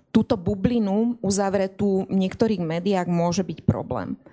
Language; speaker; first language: Slovak; native; Slovak